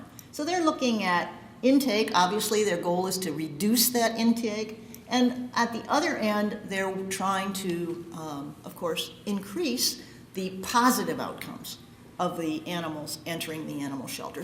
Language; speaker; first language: English; native; English